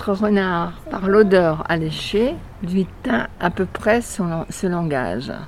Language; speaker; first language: French; native; French